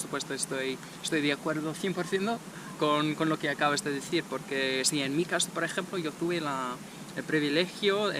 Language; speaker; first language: Spanish; non-native, fluent; English